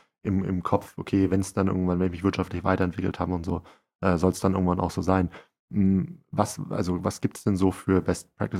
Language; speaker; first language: German; native; German